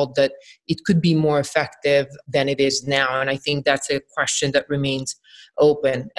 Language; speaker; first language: English; non-native, fluent; Bosnian